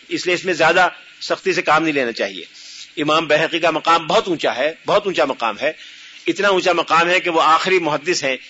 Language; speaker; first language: Urdu; native; Urdu